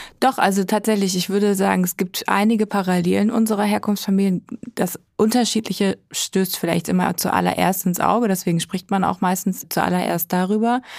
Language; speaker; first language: German; native; German